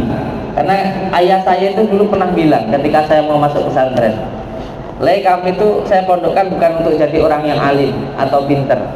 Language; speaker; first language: Indonesian; non-native, local second language; Javanese